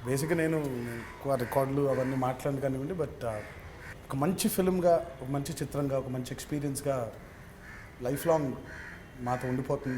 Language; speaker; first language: Telugu; native; Telugu